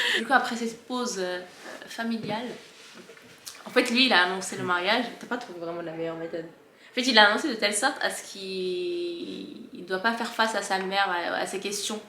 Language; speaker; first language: French; early bilingual, other home language; Arabic